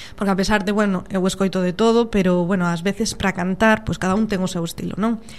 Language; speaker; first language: Galician; native; Galician